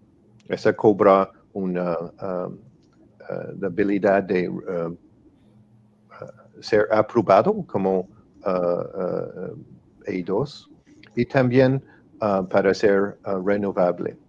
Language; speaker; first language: Spanish; non-native, fluent; English